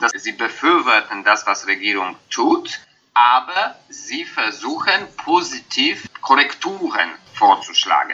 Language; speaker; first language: German; non-native, fluent; Polish